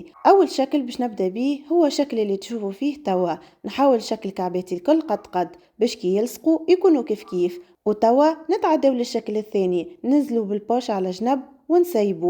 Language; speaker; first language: Arabic; native; Arabic